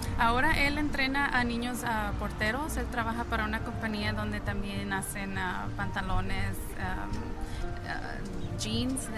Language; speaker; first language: Spanish; early bilingual, heritage; Spanish